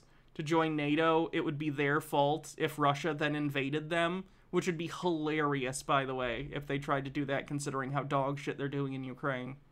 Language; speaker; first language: English; native; English